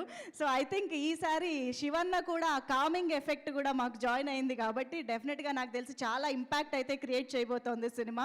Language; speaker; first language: Telugu; native; Telugu